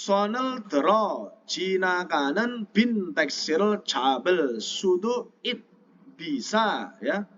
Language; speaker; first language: Korean; non-native, fluent; Indonesian